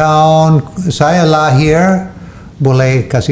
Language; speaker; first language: Indonesian; non-native, learner; English